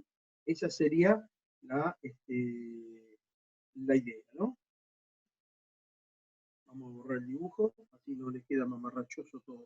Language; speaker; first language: Spanish; native; Spanish